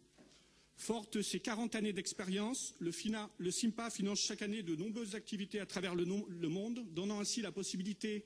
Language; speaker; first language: French; native; French